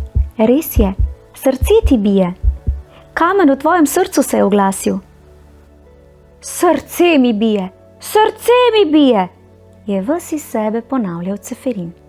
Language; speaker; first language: Slovenian; native; Slovenian